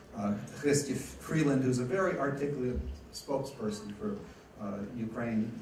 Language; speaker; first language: English; early bilingual, other home language; Ukrainian